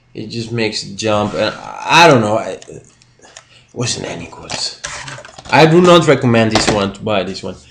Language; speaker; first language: English; non-native, fluent; Spanish